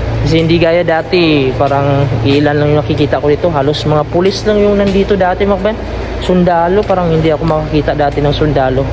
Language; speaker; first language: Filipino; non-native, local second language; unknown